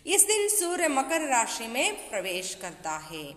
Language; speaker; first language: Hindi; non-native, local second language; Kannada